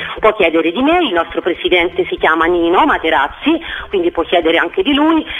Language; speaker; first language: Italian; native; Italian